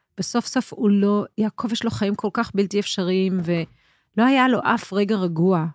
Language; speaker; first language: Hebrew; native; Hebrew